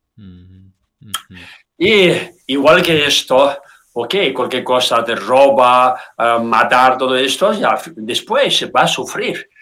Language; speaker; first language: Spanish; non-native, learner; Tibetan